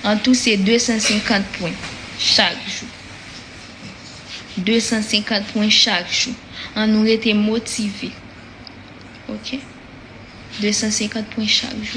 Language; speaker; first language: French; non-native, learner; Haitian Creole